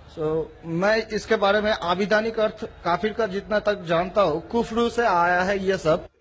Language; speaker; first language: Hindi; non-native, local second language; Bangla